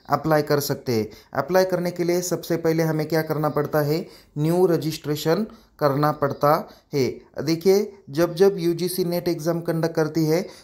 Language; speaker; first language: Hindi; non-native, local second language; Marathi